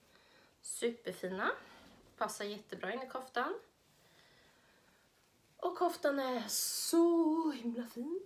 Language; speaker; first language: Swedish; native; Swedish